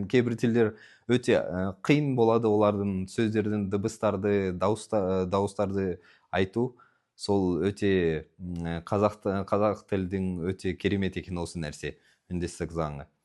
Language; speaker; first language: Kazakh; non-native, learner; Punjabi